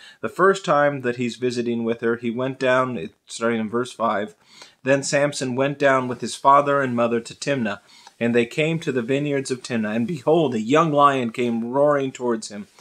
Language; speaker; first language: English; native; English